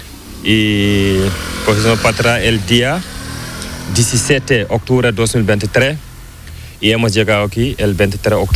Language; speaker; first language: Spanish; non-native, learner; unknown